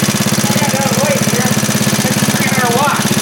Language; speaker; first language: English; native; English